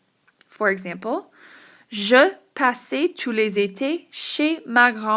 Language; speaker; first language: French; non-native, fluent; English